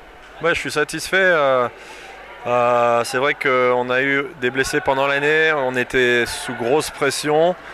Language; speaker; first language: French; native; French